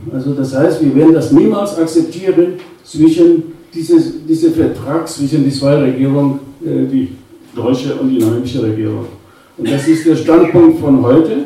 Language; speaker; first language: German; non-native, fluent; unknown